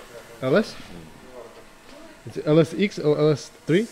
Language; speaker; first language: English; non-native, learner; Czech